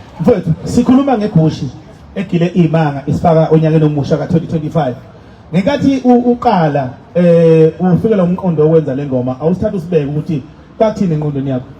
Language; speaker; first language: Zulu; native; Zulu